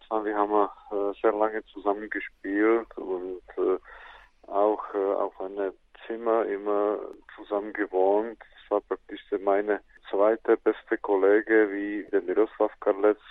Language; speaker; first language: German; non-native, fluent; Czech